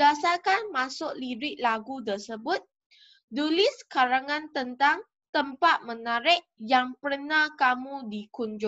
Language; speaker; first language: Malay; non-native, local second language; Chinese